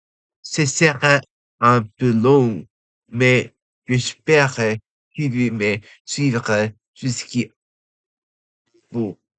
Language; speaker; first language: French; non-native, learner; Japanese